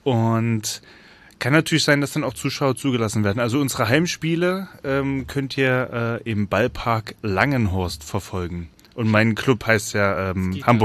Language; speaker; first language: German; native; German